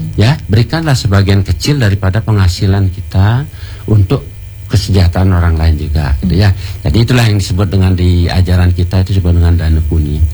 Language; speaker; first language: Malay; non-native, local second language; Balinese